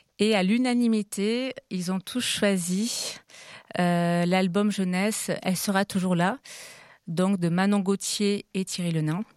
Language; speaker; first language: French; native; French